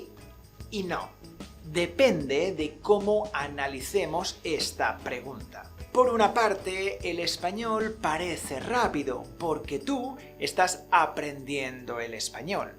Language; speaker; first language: Spanish; native; Spanish